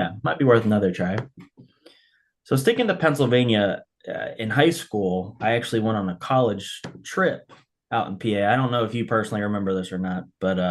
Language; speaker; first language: English; native; English